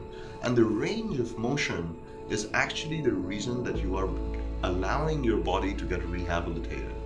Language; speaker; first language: English; native; English